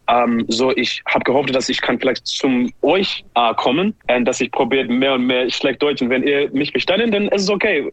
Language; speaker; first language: German; non-native, learner; English